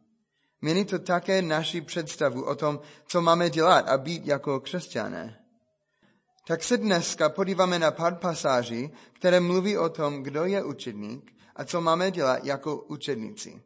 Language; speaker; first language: Czech; non-native, fluent; English